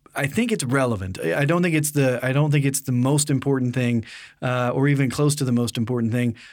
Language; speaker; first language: English; native; English